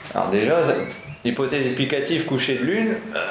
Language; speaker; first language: French; native; French